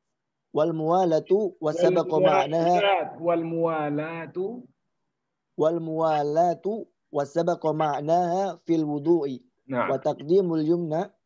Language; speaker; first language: Arabic; non-native, learner; Indonesian